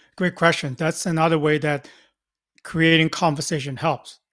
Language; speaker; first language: English; non-native, local second language; Cantonese